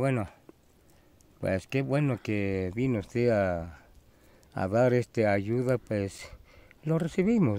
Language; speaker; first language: Spanish; non-native, local second language; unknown